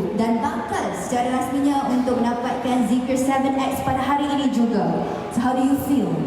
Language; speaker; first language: Malay; native; Malay